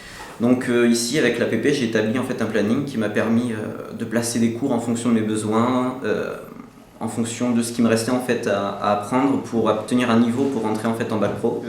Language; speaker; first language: French; native; French